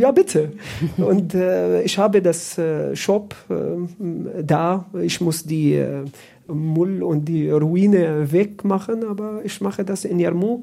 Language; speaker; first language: German; non-native, learner; Arabic